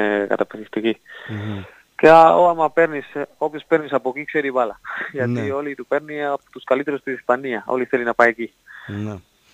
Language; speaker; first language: Greek; non-native, learner; Spanish